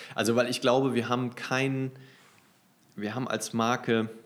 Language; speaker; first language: German; native; German